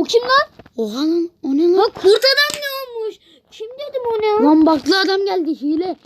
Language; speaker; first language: Turkish; native; Turkish